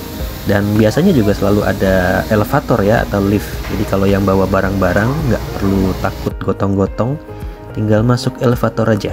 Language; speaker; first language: Indonesian; native; Indonesian